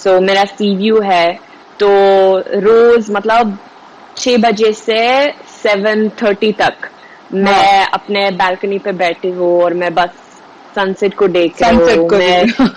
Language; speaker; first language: Hindi; non-native, learner; Swedish